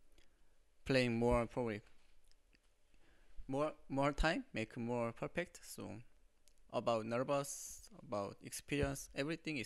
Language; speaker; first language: English; non-native, learner; Korean